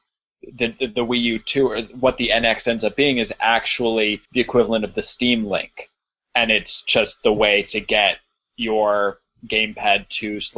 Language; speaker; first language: English; native; English